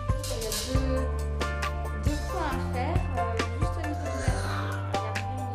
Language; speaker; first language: French; native; French